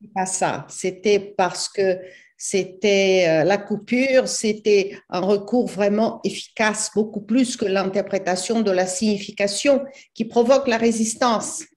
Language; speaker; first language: French; non-native, fluent; Portuguese